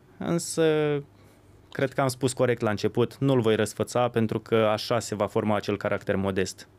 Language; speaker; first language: Romanian; native; Romanian